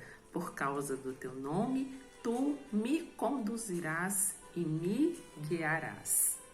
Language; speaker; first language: Portuguese; native; Portuguese